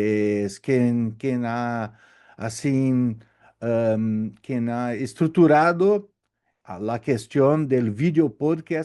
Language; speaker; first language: Spanish; non-native, learner; Portuguese